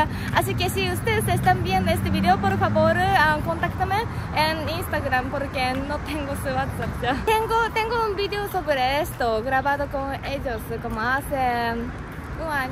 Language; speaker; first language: Spanish; non-native, learner; Japanese